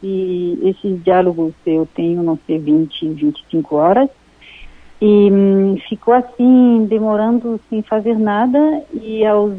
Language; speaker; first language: Portuguese; non-native, fluent; French